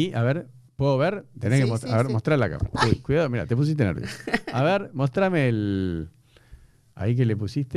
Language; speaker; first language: Spanish; native; Spanish